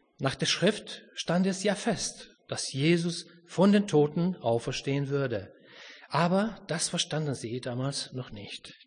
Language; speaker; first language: German; non-native, fluent; Romanian